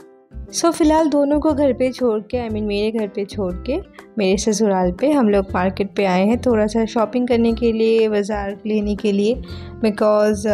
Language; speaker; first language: Hindi; non-native, local second language; Bangla